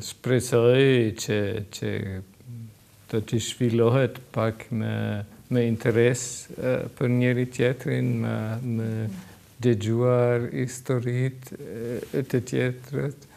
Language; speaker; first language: Albanian; non-native, learner; German